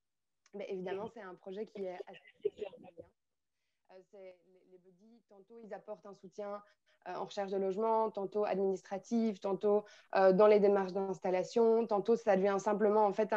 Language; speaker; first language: French; native; French